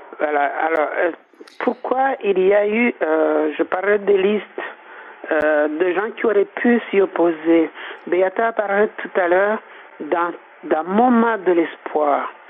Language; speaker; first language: French; non-native, local second language; Kinyarwanda